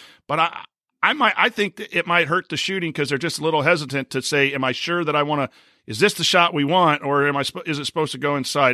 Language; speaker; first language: English; native; English